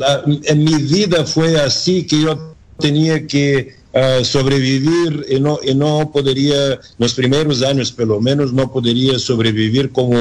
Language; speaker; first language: Spanish; non-native, learner; Bulgarian